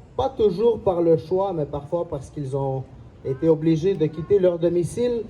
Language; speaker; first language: French; non-native, fluent; Ukrainian